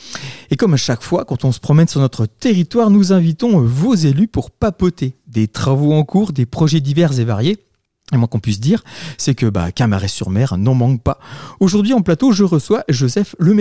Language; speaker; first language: French; native; French